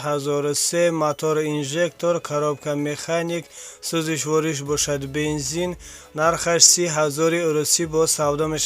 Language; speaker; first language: Tajik; native; Tajik